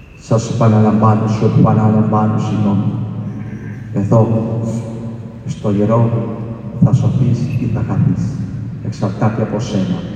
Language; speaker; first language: Greek; non-native, fluent; Spanish